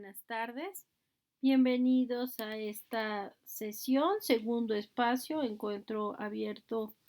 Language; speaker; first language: Spanish; native; Spanish